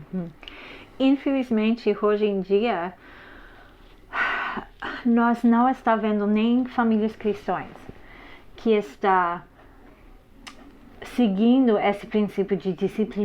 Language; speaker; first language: Portuguese; non-native, fluent; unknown